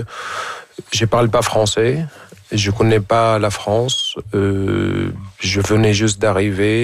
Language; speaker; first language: French; non-native, fluent; Arabic